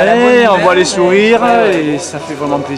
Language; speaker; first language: French; native; French